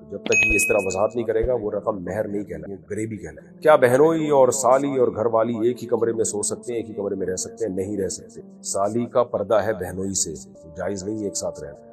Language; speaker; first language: Urdu; native; Urdu